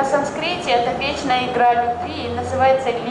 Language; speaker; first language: Russian; native; Russian